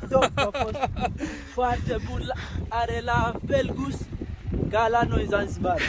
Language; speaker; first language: Romanian; non-native, learner; Swahili